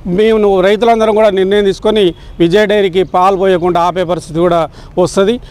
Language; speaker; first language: Telugu; native; Telugu